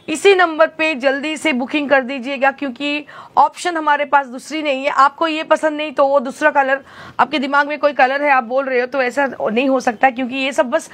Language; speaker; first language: Hindi; non-native, local second language; Bangla